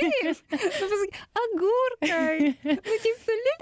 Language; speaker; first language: Lithuanian; non-native, learner; Ukrainian